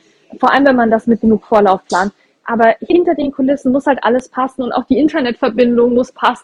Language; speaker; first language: German; native; German